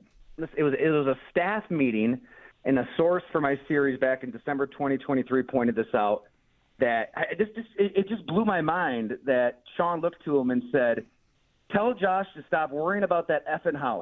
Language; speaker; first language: English; native; English